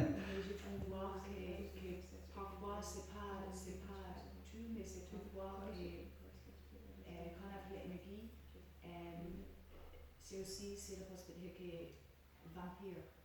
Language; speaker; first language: French; non-native, learner; English